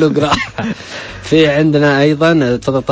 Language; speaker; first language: Arabic; native; Arabic